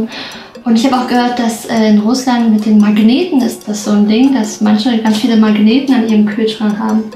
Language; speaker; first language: German; native; German